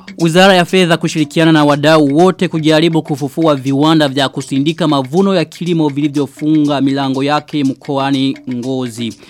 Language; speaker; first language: Swahili; non-native, local second language; Rundi